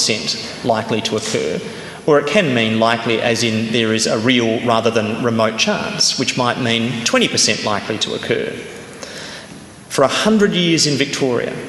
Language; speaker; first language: English; native; English